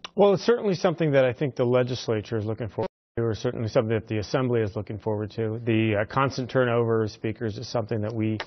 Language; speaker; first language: English; native; English